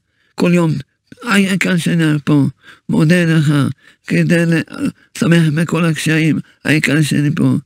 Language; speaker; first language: Hebrew; early bilingual, other home language; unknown